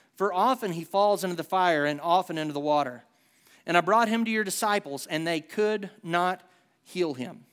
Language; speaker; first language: English; native; English